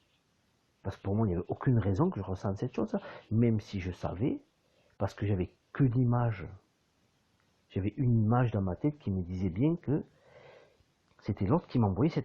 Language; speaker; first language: French; native; French